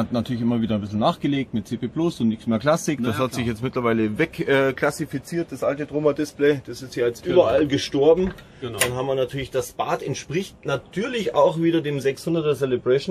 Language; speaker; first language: German; native; German